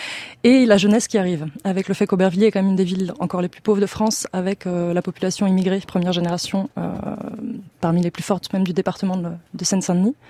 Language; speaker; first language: French; native; French